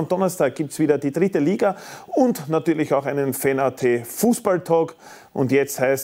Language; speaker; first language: German; native; German